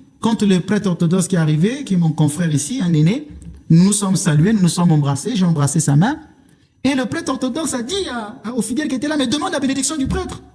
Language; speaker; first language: French; non-native, local second language; Lingala